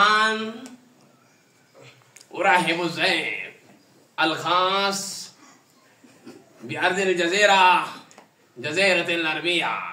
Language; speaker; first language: Arabic; non-native, learner; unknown